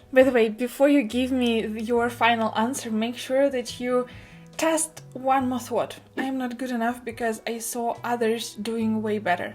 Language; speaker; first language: English; non-native, fluent; Russian